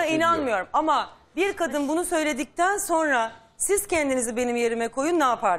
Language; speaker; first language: Turkish; native; Turkish